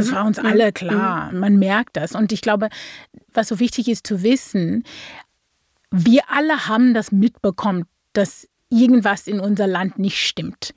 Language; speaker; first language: German; non-native, fluent; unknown